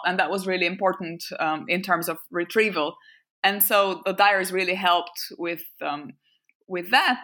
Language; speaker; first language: English; non-native, fluent; French